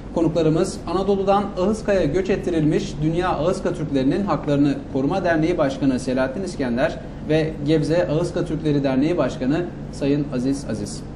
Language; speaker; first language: Turkish; native; Turkish